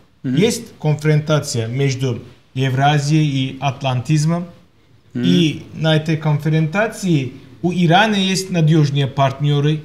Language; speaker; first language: Russian; non-native, fluent; Turkish